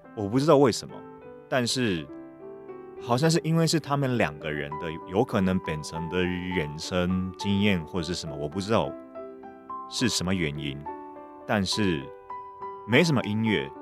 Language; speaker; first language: Chinese; non-native, fluent; Japanese